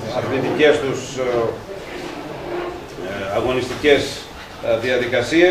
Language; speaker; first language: Greek; native; Greek